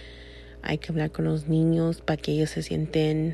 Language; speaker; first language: Spanish; early bilingual, heritage; Spanish